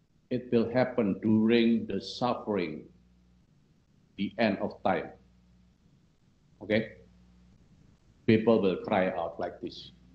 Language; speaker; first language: English; non-native, fluent; Indonesian